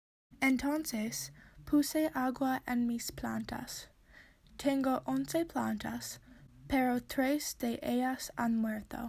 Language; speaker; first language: Spanish; non-native, learner; English